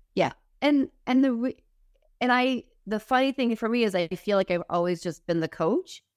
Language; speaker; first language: English; native; English